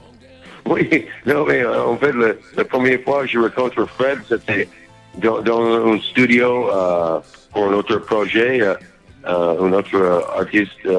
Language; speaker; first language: French; non-native, learner; English